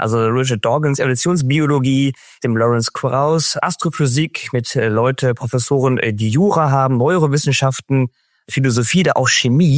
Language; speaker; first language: German; native; German